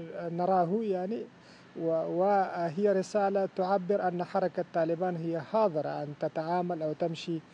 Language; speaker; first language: Arabic; non-native, fluent; Persian